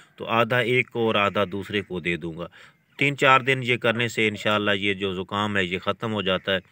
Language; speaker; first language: Urdu; non-native, local second language; Punjabi